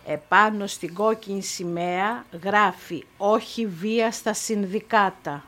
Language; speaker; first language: Greek; native; Greek